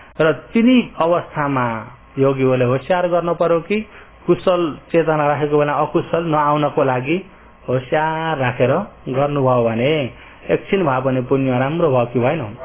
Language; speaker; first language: Nepali; early bilingual, heritage; Nepali